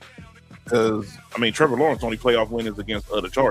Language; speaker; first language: English; native; English